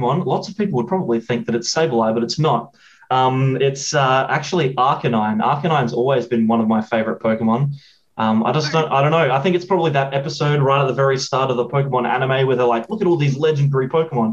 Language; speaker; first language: English; native; English